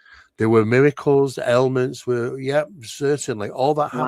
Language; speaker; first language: English; native; English